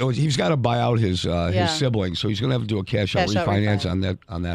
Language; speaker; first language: English; native; English